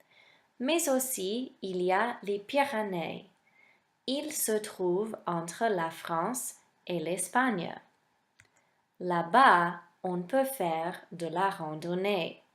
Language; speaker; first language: French; non-native, fluent; English